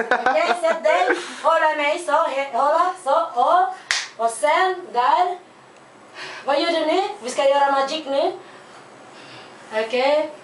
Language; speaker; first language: Swedish; non-native, learner; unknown